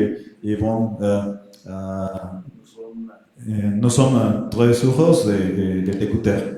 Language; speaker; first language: French; non-native, fluent; Spanish